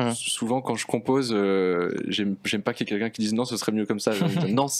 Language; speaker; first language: French; native; French